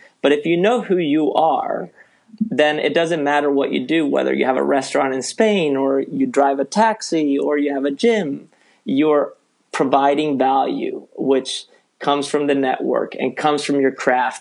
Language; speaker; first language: English; early bilingual, other home language; Spanish